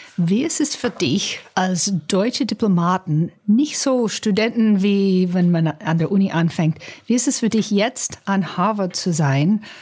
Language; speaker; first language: German; non-native, fluent; English